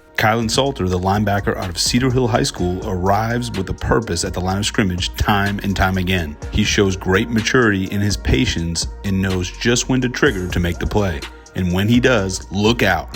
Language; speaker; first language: English; native; English